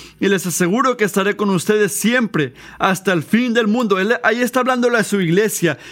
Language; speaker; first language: Spanish; non-native, fluent; English